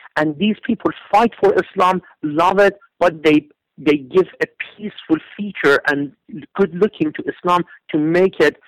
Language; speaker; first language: English; non-native, fluent; Persian